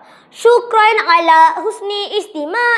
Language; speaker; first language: Arabic; non-native, learner; Malay